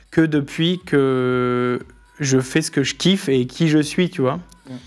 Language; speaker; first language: French; native; French